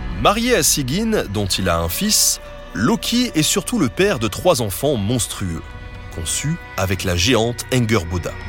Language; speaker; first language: French; native; French